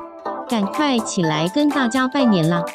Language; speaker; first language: Chinese; native; Chinese